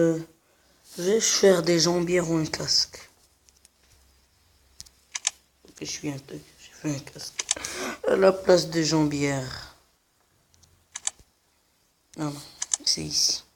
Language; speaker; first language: French; non-native, local second language; Arabic